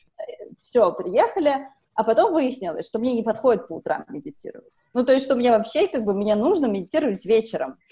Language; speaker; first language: Russian; native; Russian